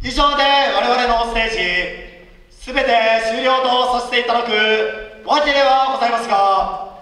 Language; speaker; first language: Japanese; native; Japanese